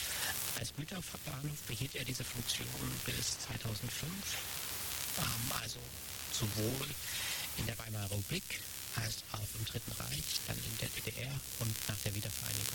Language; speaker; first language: German; native; German